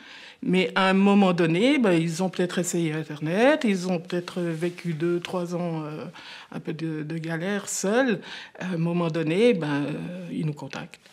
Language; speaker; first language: French; native; French